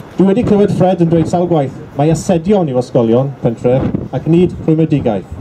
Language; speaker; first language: Welsh; native; Welsh